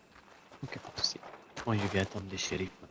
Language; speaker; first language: French; native; French